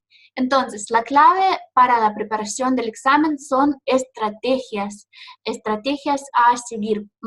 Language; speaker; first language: Spanish; non-native, fluent; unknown